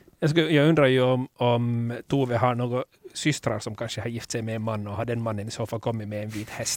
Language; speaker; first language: Swedish; native; Swedish